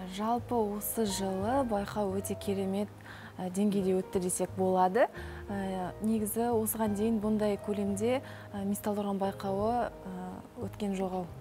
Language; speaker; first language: Kazakh; native; Kazakh